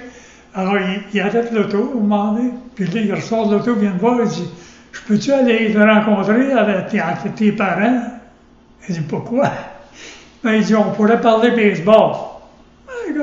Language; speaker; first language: French; native; French